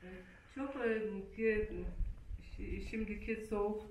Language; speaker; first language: Turkish; non-native, learner; Persian